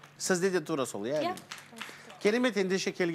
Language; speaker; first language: Kazakh; native; Kazakh